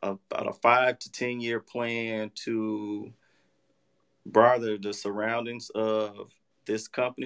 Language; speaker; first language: English; native; English